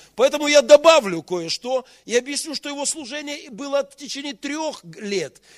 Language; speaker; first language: Russian; native; Russian